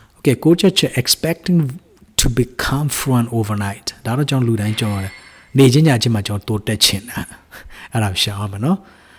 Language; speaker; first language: Burmese; native; Burmese